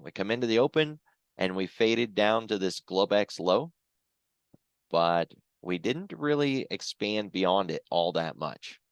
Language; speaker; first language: English; native; English